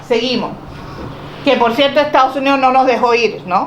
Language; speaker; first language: Spanish; native; Spanish